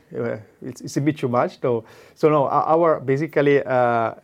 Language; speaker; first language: English; non-native, fluent; Italian